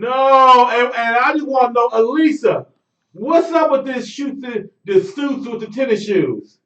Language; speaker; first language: English; native; English